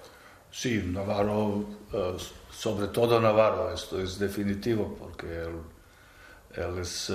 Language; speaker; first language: Spanish; non-native, fluent; Serbian